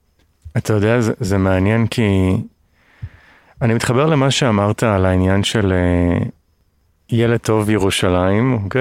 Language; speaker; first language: Hebrew; native; Hebrew